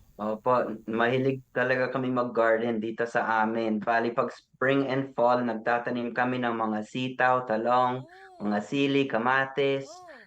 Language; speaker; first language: Filipino; non-native, fluent; English